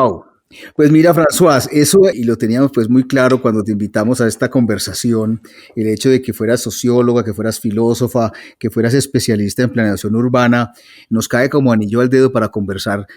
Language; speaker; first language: Spanish; native; Spanish